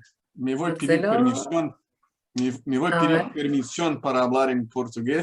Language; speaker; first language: Spanish; non-native, fluent; Portuguese